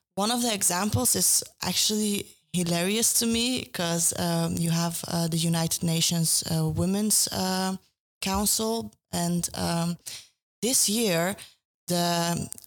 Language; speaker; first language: English; non-native, fluent; Persian